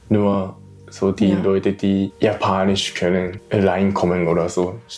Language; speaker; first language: German; non-native, learner; Japanese